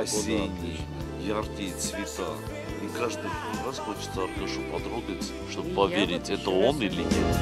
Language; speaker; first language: Russian; native; Russian